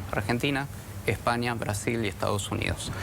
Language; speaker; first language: Spanish; native; Spanish